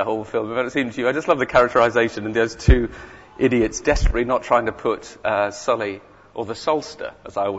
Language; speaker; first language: English; native; English